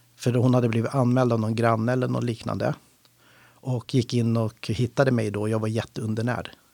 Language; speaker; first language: Swedish; native; Swedish